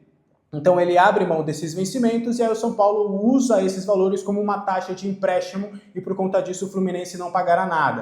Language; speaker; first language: Portuguese; native; Portuguese